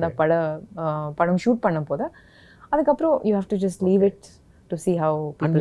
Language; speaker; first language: Tamil; non-native, local second language; Kannada